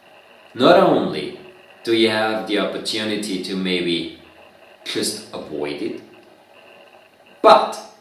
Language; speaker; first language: English; non-native, fluent; German